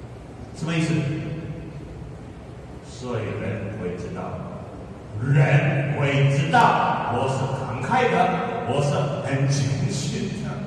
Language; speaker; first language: Chinese; non-native, fluent; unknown